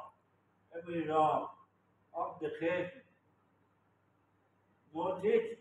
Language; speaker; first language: English; non-native, learner; Thai